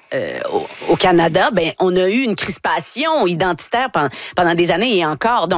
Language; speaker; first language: French; native; French